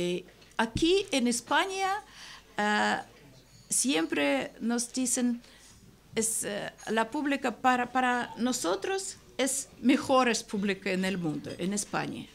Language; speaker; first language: Spanish; non-native, learner; Russian